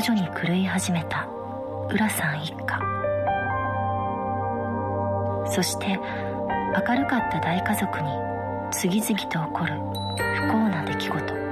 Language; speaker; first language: Japanese; native; Japanese